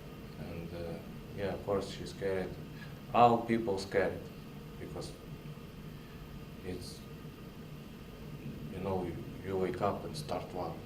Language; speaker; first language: English; non-native, learner; Russian